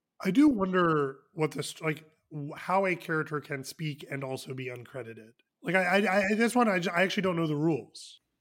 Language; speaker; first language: English; native; English